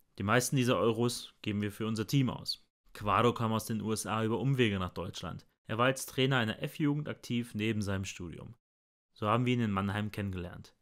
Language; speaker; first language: German; early bilingual, other home language; Bosnian